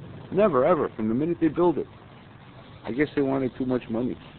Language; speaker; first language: English; native; English